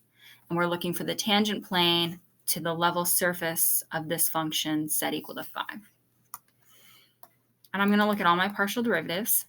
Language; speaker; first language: English; native; English